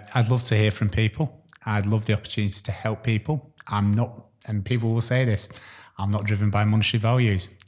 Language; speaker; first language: English; native; English